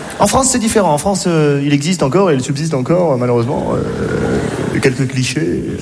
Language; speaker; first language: French; native; French